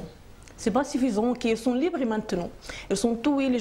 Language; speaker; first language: French; non-native, learner; Arabic